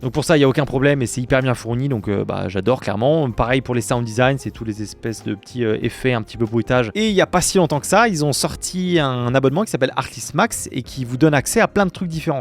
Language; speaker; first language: French; native; French